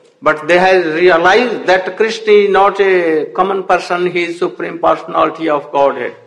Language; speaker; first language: English; non-native, local second language; Hindi